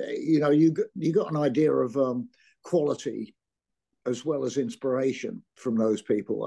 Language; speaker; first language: English; native; English